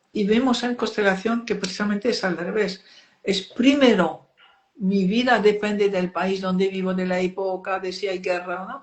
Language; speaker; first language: Spanish; non-native, fluent; French